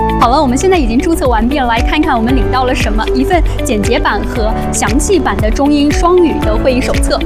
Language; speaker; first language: Chinese; native; Chinese